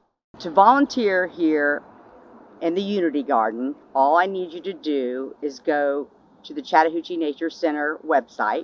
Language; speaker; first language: English; native; English